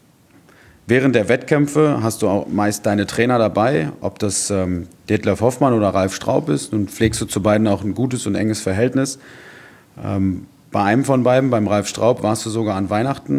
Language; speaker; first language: German; native; German